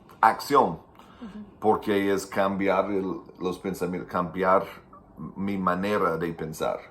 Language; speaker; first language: Spanish; non-native, fluent; English